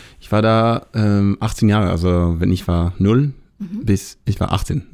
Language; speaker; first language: German; non-native, fluent; Hebrew